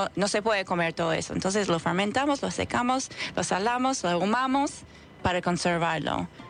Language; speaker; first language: Spanish; non-native, fluent; English